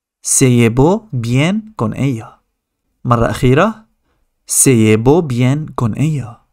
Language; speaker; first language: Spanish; non-native, fluent; Arabic